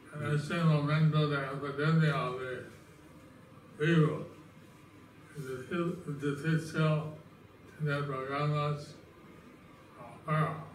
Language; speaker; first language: Spanish; non-native, learner; English